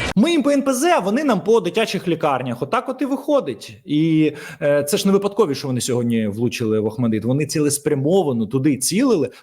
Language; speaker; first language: Ukrainian; native; Ukrainian